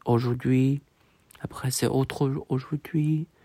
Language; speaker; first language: French; non-native, learner; Chinese